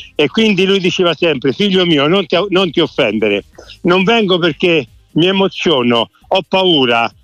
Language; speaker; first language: Italian; native; Italian